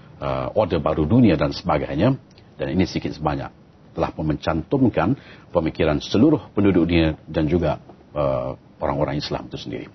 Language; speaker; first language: Malay; native; Malay